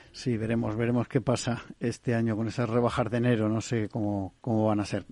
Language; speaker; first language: Spanish; native; Spanish